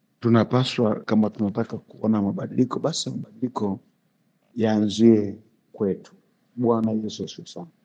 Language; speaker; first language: Swahili; native; Swahili